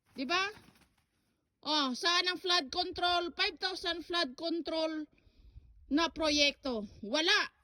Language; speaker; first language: Filipino; non-native, local second language; Cebuano